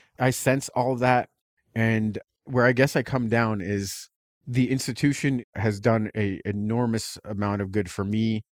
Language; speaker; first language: English; early bilingual, other home language; Russian